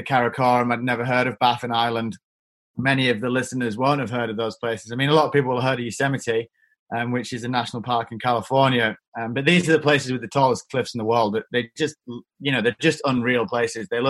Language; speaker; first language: English; native; English